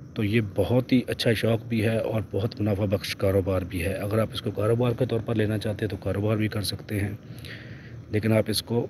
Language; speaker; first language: Urdu; non-native, local second language; Punjabi